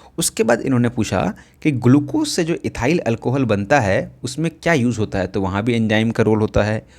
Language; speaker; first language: Hindi; native; Hindi